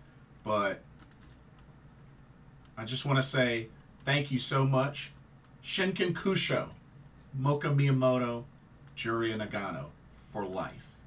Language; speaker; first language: English; native; English